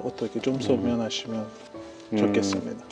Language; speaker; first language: Korean; non-native, learner; Persian